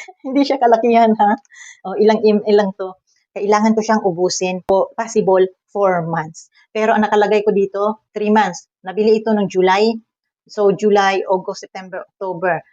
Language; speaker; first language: Filipino; native; Filipino